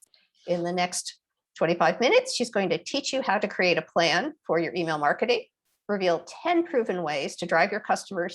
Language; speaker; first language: English; native; English